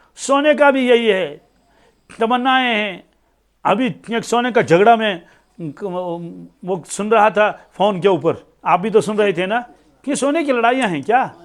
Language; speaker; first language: Urdu; non-native, local second language; Kashmiri